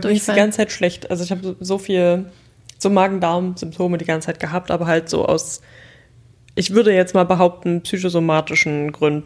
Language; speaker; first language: German; native; German